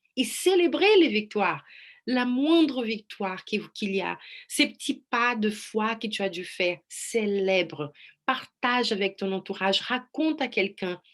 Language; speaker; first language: French; non-native, fluent; Portuguese